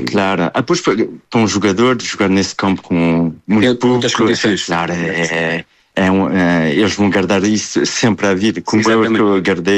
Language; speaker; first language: Portuguese; early bilingual, heritage; Portuguese